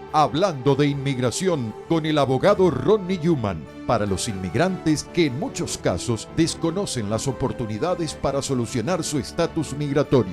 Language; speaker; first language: Spanish; native; Spanish